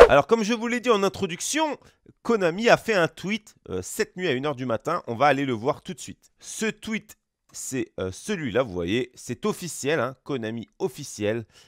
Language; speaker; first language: French; native; French